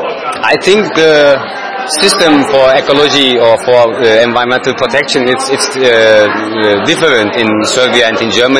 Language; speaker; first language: English; non-native, learner; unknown